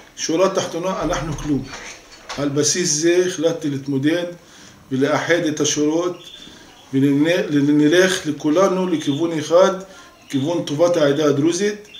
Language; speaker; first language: Hebrew; non-native, local second language; Arabic